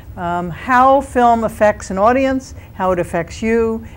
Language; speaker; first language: English; native; English